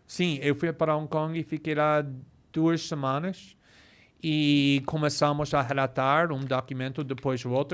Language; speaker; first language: Portuguese; non-native, fluent; English